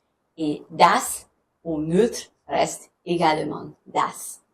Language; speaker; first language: French; non-native, fluent; German